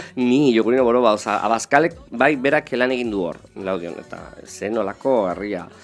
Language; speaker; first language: Basque; non-native, local second language; Spanish